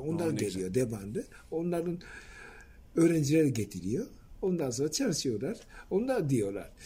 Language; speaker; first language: Turkish; non-native, fluent; Japanese